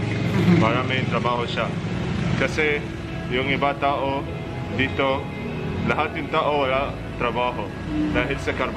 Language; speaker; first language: Filipino; non-native, learner; Arabic